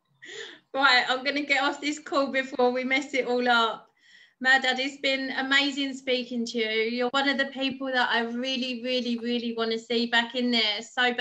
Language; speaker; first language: English; native; English